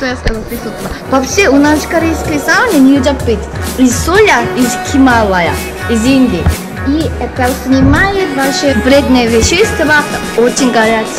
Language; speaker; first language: Russian; non-native, learner; Korean